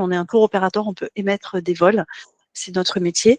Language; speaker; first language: French; native; French